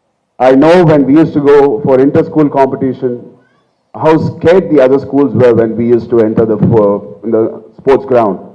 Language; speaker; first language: English; non-native, local second language; Telugu